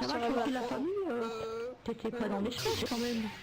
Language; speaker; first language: French; native; French